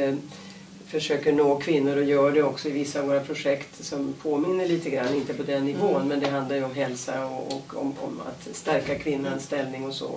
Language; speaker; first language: Swedish; native; Swedish